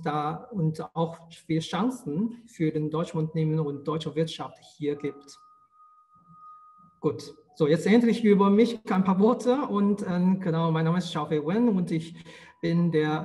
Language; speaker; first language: German; non-native, fluent; Chinese